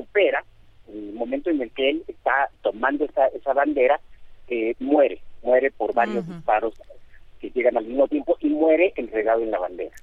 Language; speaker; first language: Spanish; native; Spanish